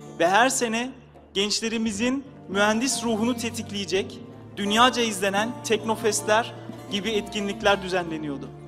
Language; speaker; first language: Turkish; early bilingual, heritage; Turkish